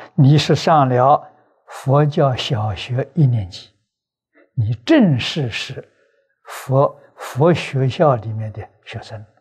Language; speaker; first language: Chinese; native; Chinese